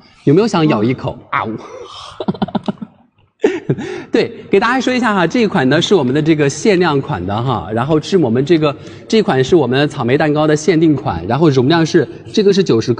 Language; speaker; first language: Chinese; native; Chinese